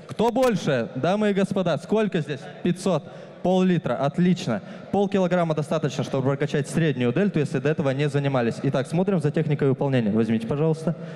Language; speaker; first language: Russian; native; Russian